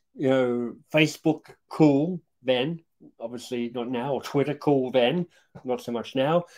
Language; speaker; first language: English; native; English